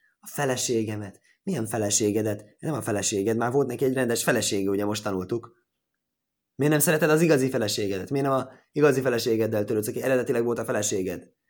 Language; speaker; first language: Hungarian; early bilingual, heritage; Hungarian